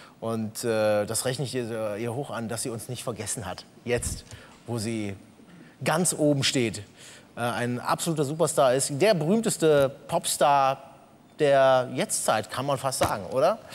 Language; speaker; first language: German; native; German